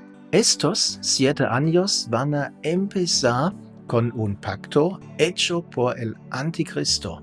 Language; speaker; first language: Spanish; non-native, fluent; German